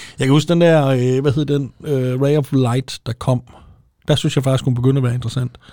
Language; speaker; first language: Danish; native; Danish